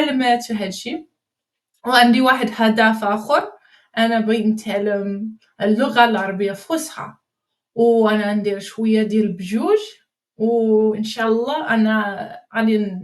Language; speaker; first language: Arabic; non-native, learner; English